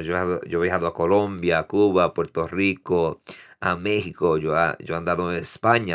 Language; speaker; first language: Spanish; early bilingual, heritage; Spanish